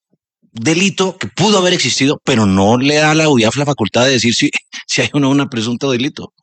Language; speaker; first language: Spanish; native; Spanish